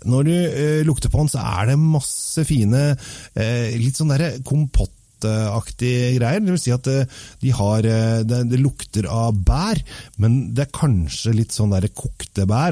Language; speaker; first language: Norwegian; native; Norwegian